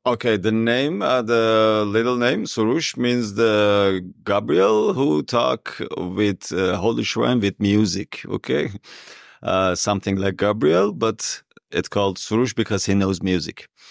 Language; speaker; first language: English; non-native, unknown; Persian